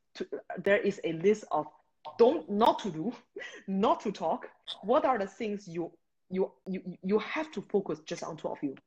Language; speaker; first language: English; non-native, fluent; Chinese